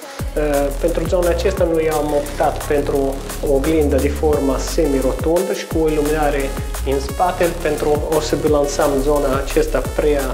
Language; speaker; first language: Romanian; non-native, fluent; Italian